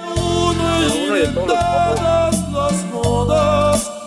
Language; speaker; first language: Spanish; native; Spanish